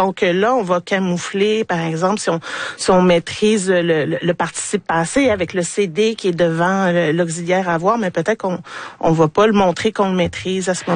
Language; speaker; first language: French; native; French